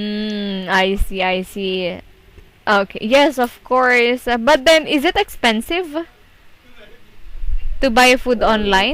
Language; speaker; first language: English; non-native, local second language; Filipino